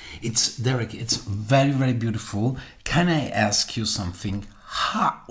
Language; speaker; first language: English; non-native, learner; German